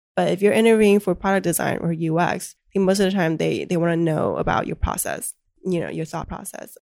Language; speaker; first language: English; early bilingual, other home language; Chinese